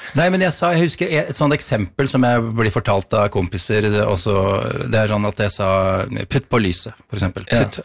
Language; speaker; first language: Norwegian; native; Norwegian